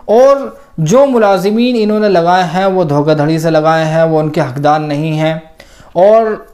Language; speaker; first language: Hindi; native; Hindi